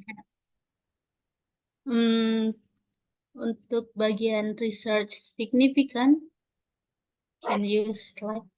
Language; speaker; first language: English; non-native, fluent; Indonesian